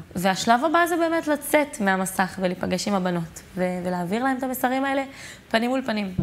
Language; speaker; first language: Hebrew; native; Hebrew